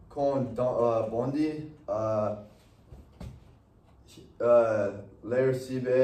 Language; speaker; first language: Spanish; non-native, learner; English